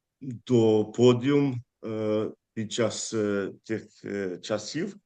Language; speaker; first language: Ukrainian; early bilingual, heritage; Ukrainian